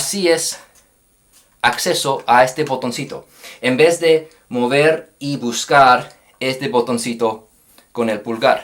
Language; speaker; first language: Spanish; non-native, fluent; English